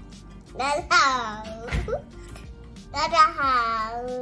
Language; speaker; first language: Chinese; early bilingual, heritage; Chinese